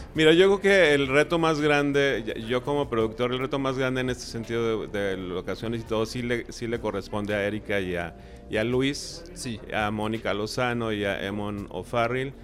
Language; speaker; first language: Spanish; native; Spanish